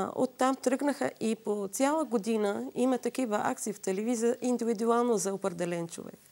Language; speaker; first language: Bulgarian; non-native, fluent; Assyrian Neo-Aramaic